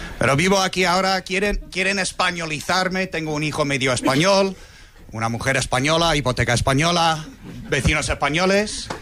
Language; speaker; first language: Spanish; non-native, fluent; English